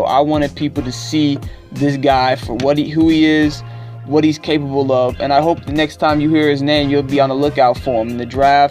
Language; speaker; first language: English; native; English